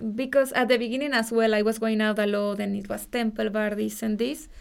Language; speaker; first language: English; non-native, fluent; Spanish